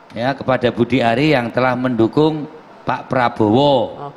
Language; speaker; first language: Indonesian; native; Indonesian